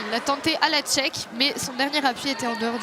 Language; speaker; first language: French; native; French